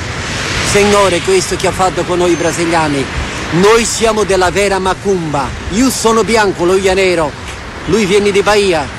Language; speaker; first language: Italian; non-native, fluent; Portuguese